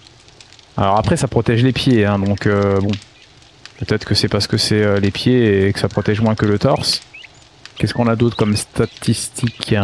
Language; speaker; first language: French; native; French